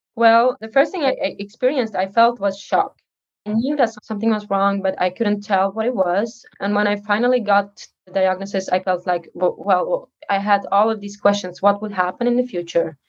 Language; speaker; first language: English; early bilingual, other home language; Uzbek